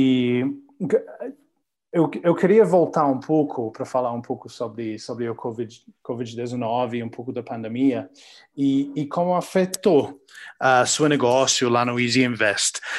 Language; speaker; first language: Portuguese; non-native, learner; English